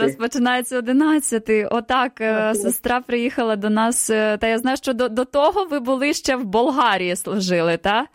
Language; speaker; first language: Ukrainian; native; Ukrainian